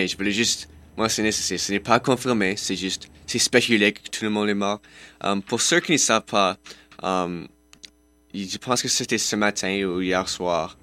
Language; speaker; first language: French; non-native, local second language; English